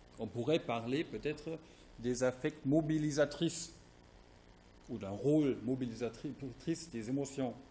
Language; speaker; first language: French; non-native, fluent; German